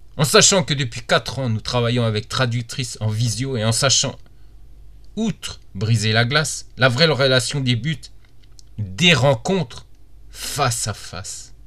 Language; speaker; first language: French; native; French